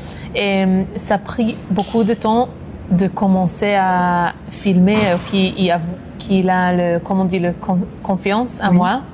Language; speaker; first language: French; non-native, fluent; Hebrew